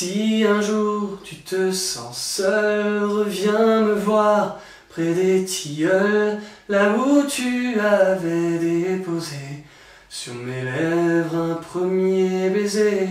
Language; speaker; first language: French; native; French